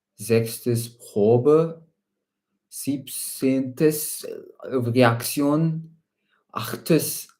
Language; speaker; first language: German; non-native, learner; Malayalam